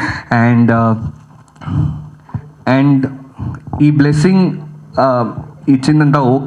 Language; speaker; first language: Telugu; early bilingual, heritage; Telugu